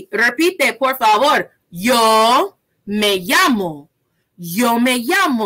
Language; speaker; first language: Spanish; early bilingual, heritage; Spanish